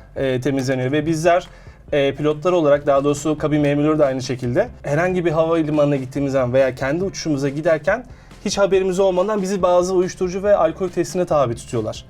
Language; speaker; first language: Turkish; native; Turkish